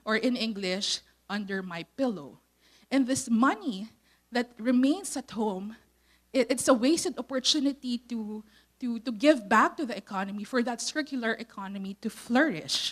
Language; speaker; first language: English; non-native, local second language; Filipino